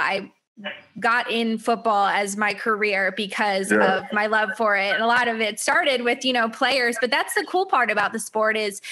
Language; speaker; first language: English; native; English